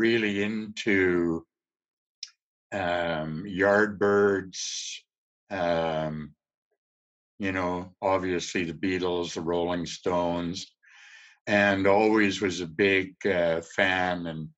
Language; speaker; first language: English; native; English